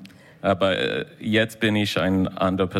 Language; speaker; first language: German; non-native, learner; English